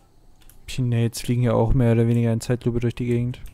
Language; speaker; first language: German; native; German